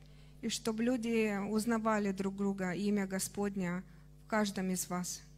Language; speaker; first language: Russian; non-native, fluent; Romanian